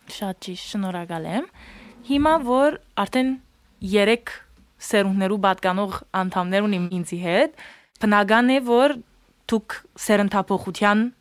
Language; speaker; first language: Armenian; early bilingual, heritage; Armenian